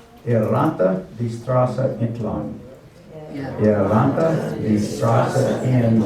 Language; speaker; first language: German; non-native, learner; English